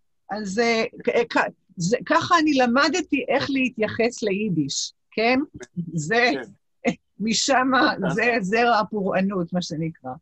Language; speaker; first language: Hebrew; non-native, local second language; Yiddish